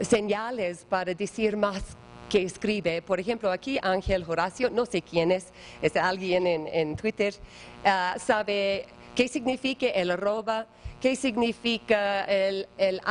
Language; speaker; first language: Spanish; non-native, learner; English